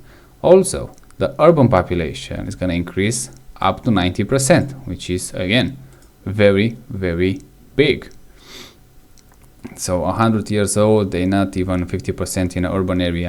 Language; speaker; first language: English; non-native, fluent; Romanian